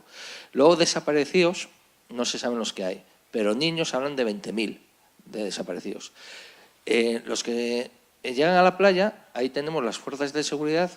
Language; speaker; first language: Spanish; native; Spanish